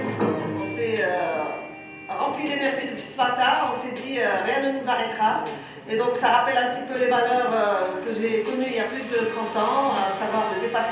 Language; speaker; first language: French; native; French